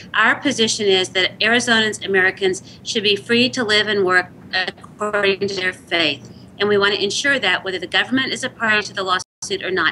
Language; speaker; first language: English; native; English